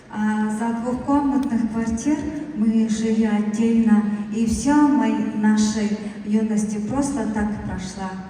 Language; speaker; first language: Russian; non-native, learner; Mongolian